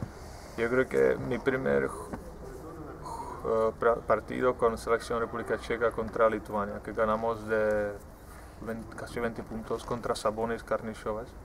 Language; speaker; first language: Spanish; non-native, fluent; Czech